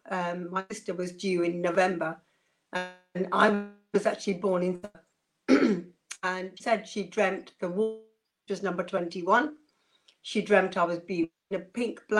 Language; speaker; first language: English; non-native, local second language; Punjabi